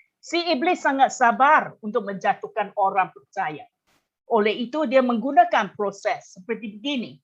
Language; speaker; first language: Malay; non-native, local second language; Chinese